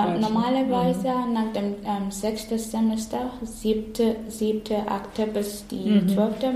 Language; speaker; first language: German; non-native, learner; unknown